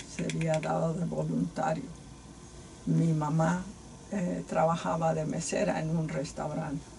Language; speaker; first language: Spanish; native; Spanish